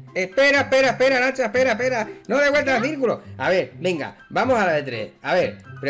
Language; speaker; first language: Spanish; native; Spanish